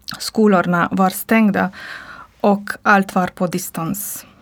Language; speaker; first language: Swedish; non-native, learner; Croatian